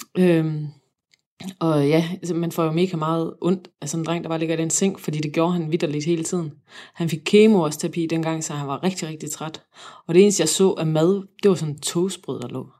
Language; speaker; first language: Danish; native; Danish